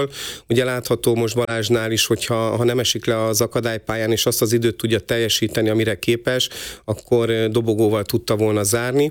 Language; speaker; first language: Hungarian; native; Hungarian